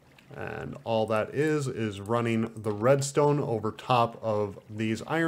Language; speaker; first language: English; native; English